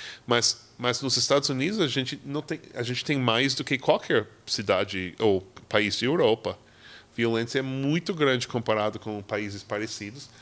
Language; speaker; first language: Portuguese; non-native, fluent; English